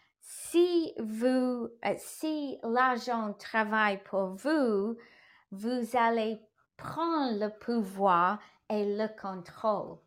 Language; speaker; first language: French; non-native, learner; English